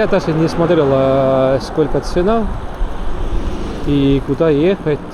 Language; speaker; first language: Russian; non-native, local second language; Estonian